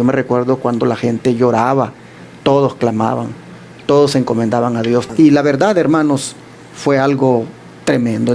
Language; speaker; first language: Spanish; native; Spanish